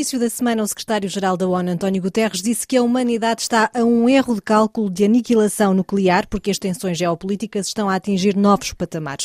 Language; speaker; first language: Portuguese; native; Portuguese